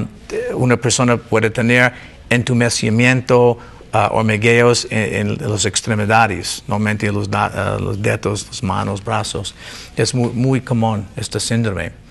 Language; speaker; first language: Spanish; non-native, learner; English